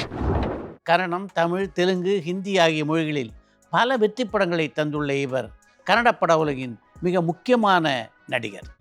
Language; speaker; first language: Tamil; native; Tamil